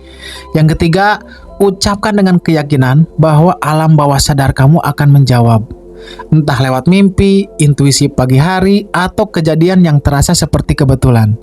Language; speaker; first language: Indonesian; native; Indonesian